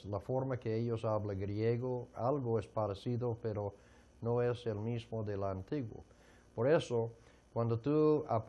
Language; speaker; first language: Spanish; non-native, fluent; English